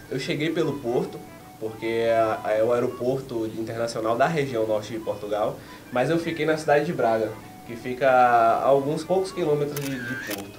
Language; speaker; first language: Portuguese; native; Portuguese